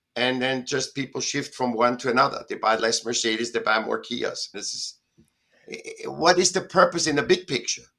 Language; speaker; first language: English; non-native, fluent; German